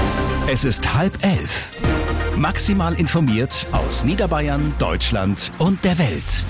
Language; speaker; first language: German; native; German